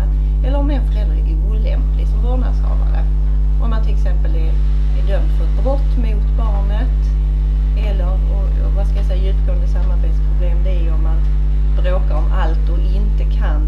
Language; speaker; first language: Swedish; native; Swedish